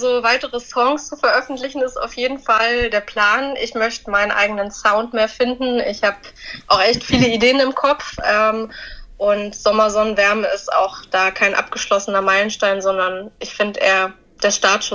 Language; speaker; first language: German; native; German